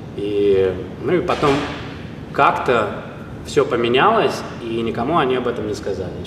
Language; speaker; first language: Russian; native; Russian